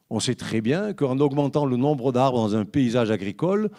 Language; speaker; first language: French; native; French